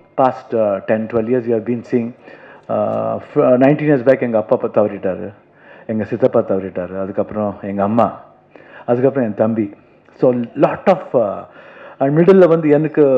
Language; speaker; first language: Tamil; non-native, local second language; Kannada